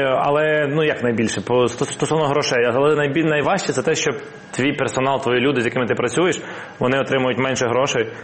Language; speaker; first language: Ukrainian; non-native, local second language; Russian